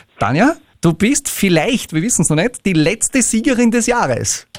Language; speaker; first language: German; native; German